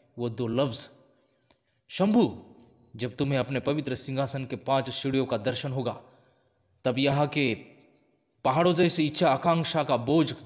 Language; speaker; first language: Hindi; non-native, local second language; Marathi